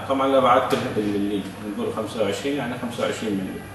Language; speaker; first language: Arabic; native; Arabic